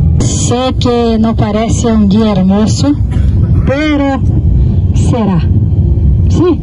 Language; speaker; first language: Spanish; non-native, learner; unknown